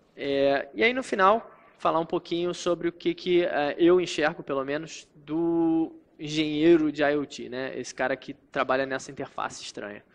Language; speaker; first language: Portuguese; native; Portuguese